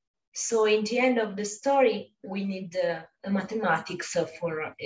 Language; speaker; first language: English; non-native, fluent; Italian